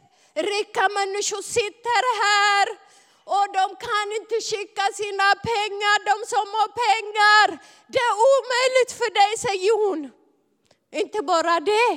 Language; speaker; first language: Swedish; non-native, fluent; Amharic